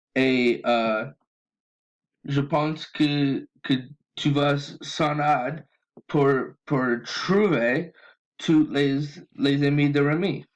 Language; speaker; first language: French; non-native, learner; English